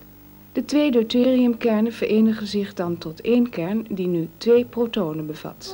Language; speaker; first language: Dutch; native; Dutch